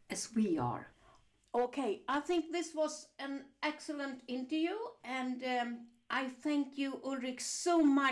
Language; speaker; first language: English; non-native, fluent; Swedish